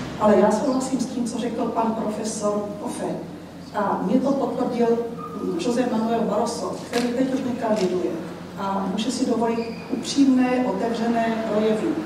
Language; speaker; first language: Czech; native; Czech